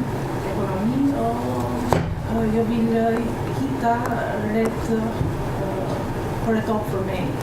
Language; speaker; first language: Swedish; non-native, learner; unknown